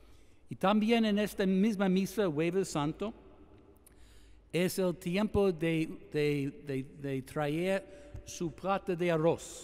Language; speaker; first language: Spanish; non-native, fluent; English